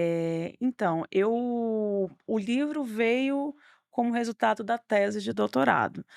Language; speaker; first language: Portuguese; native; Portuguese